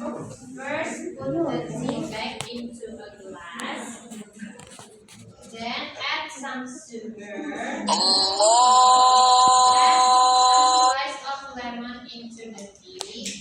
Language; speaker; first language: English; non-native, learner; Indonesian